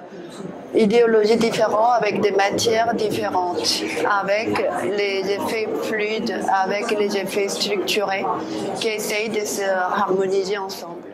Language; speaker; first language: French; non-native, fluent; Korean